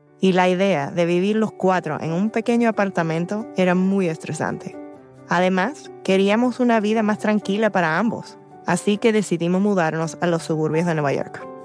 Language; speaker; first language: Spanish; early bilingual, heritage; Spanish